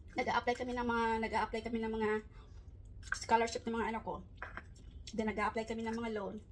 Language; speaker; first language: Filipino; non-native, local second language; Hiligaynon